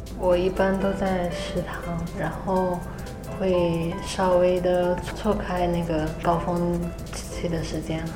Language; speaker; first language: Chinese; native; Chinese